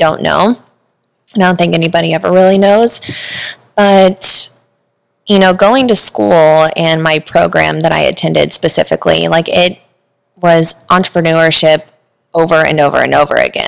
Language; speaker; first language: English; native; English